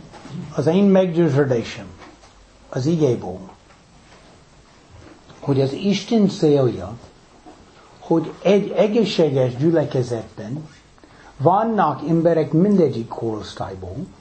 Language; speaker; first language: Hungarian; non-native, fluent; English